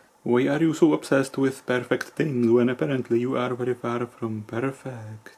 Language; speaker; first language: English; non-native, fluent; Czech